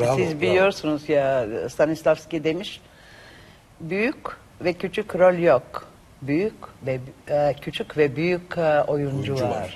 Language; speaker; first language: Turkish; non-native, learner; Macedonian